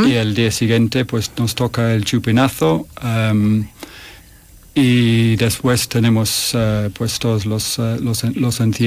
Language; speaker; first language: Spanish; non-native, fluent; English